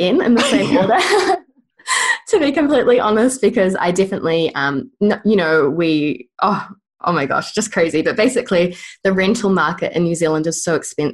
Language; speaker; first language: English; native; English